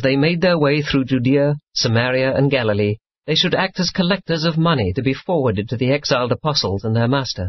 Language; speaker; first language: English; native; English